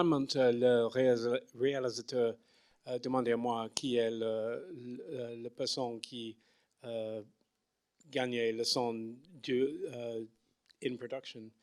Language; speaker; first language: French; non-native, learner; English